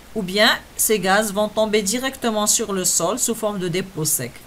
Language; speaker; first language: French; non-native, local second language; Arabic